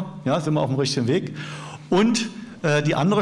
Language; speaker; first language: German; native; German